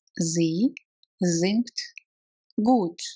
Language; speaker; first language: German; non-native, fluent; Russian